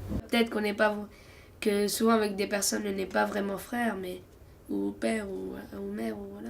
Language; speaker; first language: French; non-native, fluent; Spanish